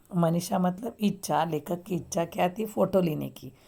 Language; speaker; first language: Hindi; non-native, local second language; Marathi